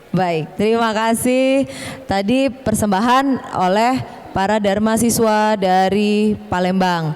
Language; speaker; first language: Indonesian; native; Indonesian